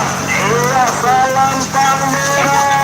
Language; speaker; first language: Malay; non-native, local second language; Madurese